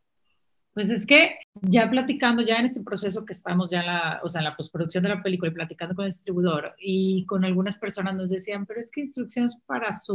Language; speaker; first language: Spanish; native; Spanish